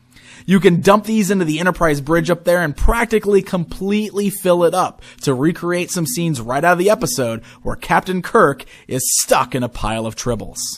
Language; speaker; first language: English; native; English